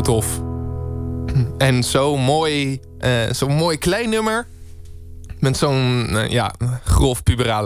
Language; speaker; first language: Dutch; native; Dutch